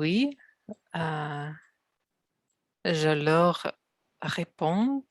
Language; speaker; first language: French; non-native, learner; Russian